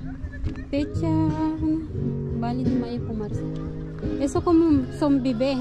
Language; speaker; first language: Spanish; non-native, learner; Filipino